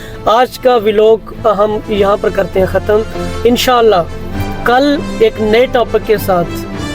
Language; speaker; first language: Hindi; native; Hindi